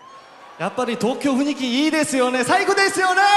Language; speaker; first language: Japanese; non-native, fluent; Korean